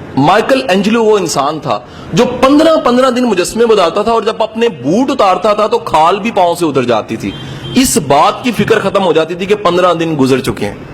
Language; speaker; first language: Urdu; native; Urdu